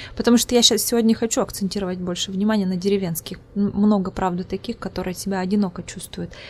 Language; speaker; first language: Russian; non-native, local second language; Udmurt